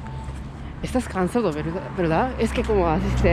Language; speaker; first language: Spanish; non-native, learner; Japanese